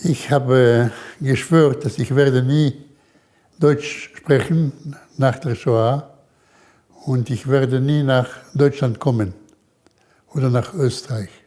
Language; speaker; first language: German; early bilingual, heritage; German